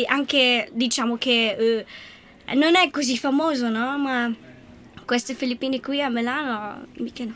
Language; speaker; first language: Italian; non-native, fluent; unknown